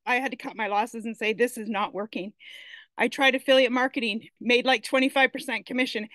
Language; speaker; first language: English; native; English